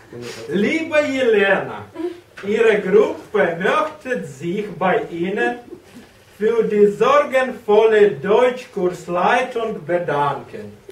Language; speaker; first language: German; non-native, learner; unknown